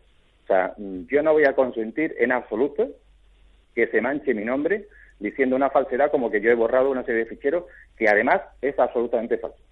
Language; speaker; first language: Spanish; native; Spanish